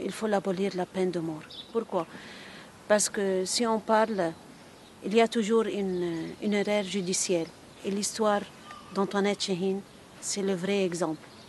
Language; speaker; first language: French; non-native, local second language; Arabic